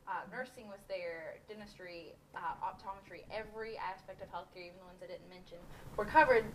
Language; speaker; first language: English; native; English